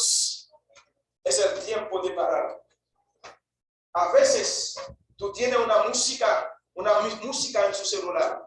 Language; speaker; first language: Spanish; non-native, fluent; Haitian Creole